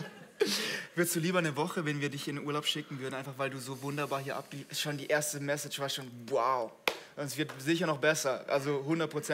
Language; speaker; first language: German; native; German